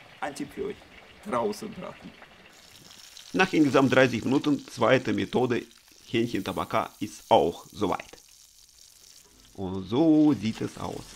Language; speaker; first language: German; non-native, learner; Russian